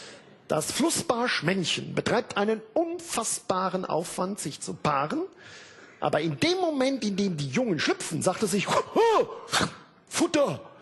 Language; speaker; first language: German; native; German